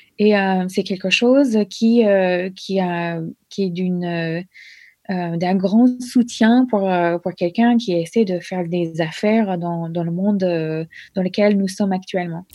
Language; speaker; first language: French; non-native, fluent; English